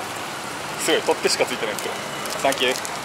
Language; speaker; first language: Japanese; native; Japanese